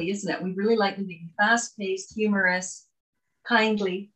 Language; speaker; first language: English; native; English